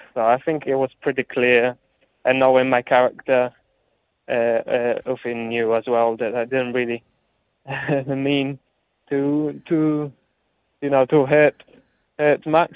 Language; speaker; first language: English; early bilingual, heritage; English